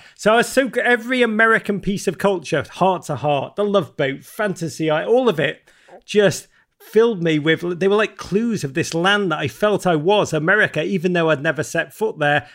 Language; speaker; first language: English; native; English